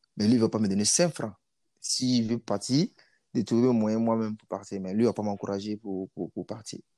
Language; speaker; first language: French; non-native, local second language; Mossi